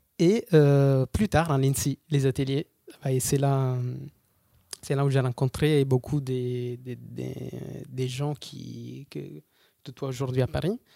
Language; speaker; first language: French; non-native, fluent; Italian